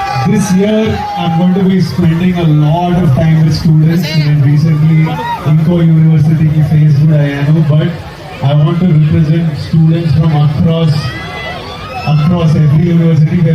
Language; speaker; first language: English; non-native, local second language; Telugu